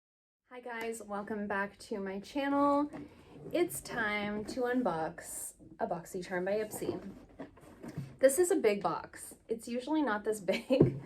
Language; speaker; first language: English; native; English